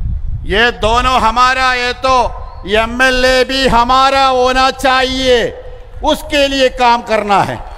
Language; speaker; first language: Hindi; non-native, local second language; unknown